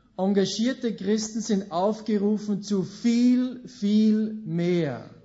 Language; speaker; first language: German; native; German